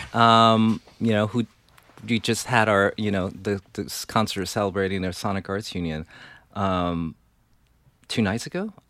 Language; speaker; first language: English; non-native, fluent; Chinese